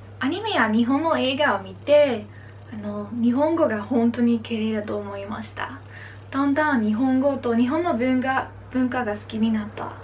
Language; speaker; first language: Japanese; non-native, learner; Dutch